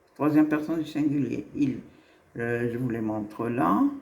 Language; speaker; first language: French; non-native, local second language; Arabic